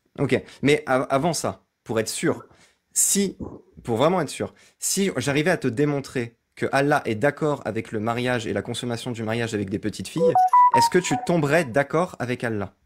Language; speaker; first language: French; native; French